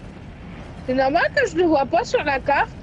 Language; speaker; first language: French; native; French